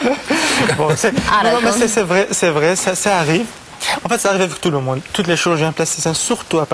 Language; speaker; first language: French; non-native, fluent; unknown